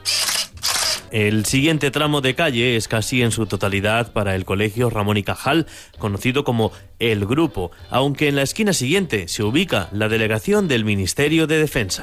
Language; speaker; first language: Spanish; native; Spanish